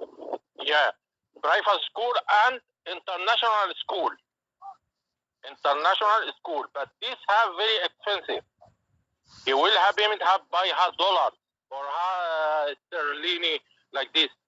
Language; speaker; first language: English; non-native, learner; Arabic